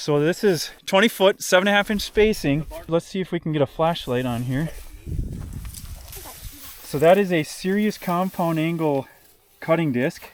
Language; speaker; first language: English; native; English